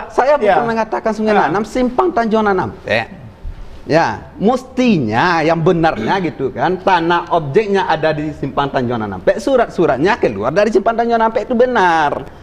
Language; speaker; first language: Indonesian; native; Indonesian